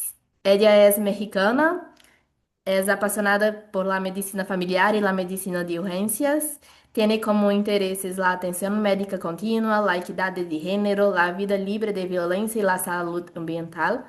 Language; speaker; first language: Spanish; non-native, learner; Portuguese